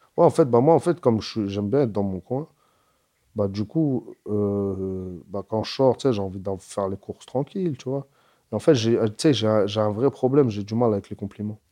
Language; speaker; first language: French; early bilingual, other home language; Arabic